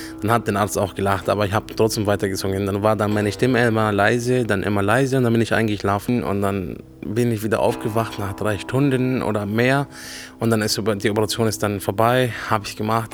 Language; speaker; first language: German; non-native, fluent; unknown